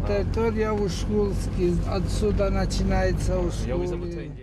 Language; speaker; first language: Russian; non-native, fluent; Georgian